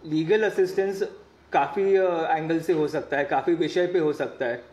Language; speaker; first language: Hindi; non-native, local second language; Marathi